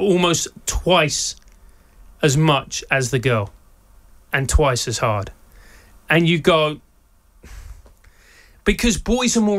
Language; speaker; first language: English; non-native, local second language; Spanish